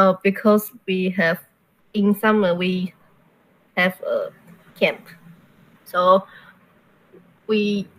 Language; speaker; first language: English; non-native, learner; Chinese